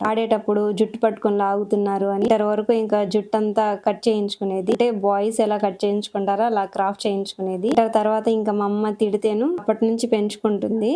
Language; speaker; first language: Telugu; non-native, local second language; Lambadi